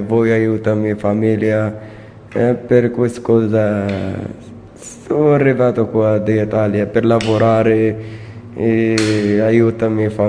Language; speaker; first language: Italian; non-native, learner; Arabic